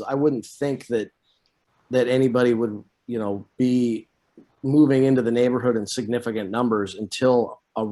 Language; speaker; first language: English; native; English